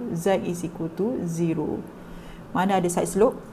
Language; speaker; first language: English; non-native, local second language; Malay